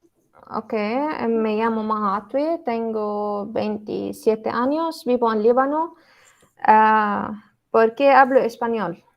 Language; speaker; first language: Spanish; non-native, learner; Arabic